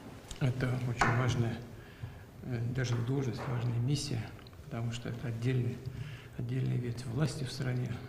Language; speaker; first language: Russian; native; Russian